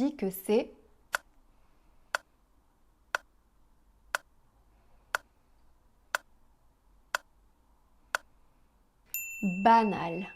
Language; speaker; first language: French; native; French